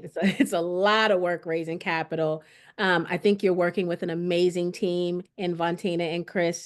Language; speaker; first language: English; native; English